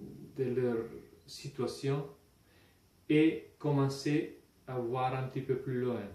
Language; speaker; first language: French; non-native, fluent; Italian